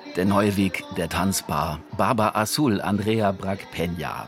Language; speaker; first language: German; non-native, fluent; Spanish